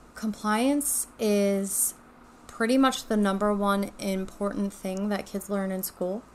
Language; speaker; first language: English; native; English